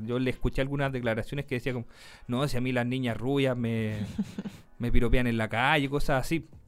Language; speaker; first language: Spanish; native; Spanish